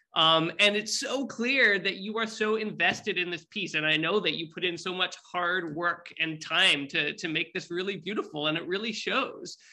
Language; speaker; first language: English; native; English